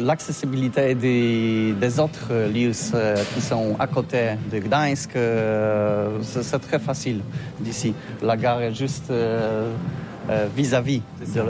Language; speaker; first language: French; non-native, learner; Polish